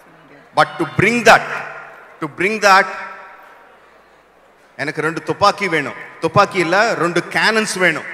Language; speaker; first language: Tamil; non-native, local second language; Telugu